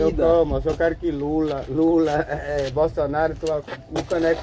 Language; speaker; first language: Portuguese; native; Portuguese